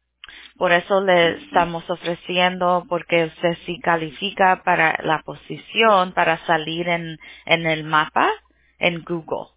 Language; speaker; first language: Spanish; early bilingual, heritage; Spanish